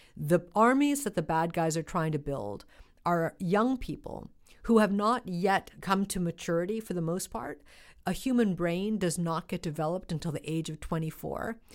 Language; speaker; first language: English; native; English